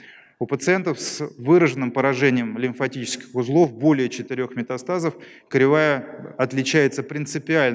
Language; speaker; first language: Russian; native; Russian